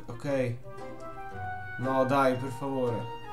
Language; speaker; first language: Italian; native; Italian